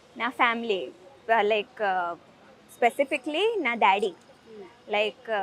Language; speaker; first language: Telugu; early bilingual, heritage; Telugu